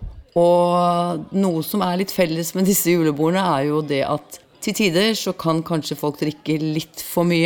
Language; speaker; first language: Norwegian; native; Norwegian